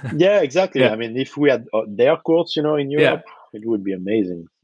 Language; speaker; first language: English; non-native, fluent; French